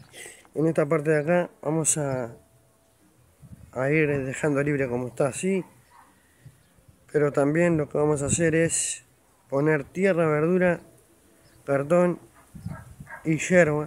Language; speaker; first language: Spanish; native; Spanish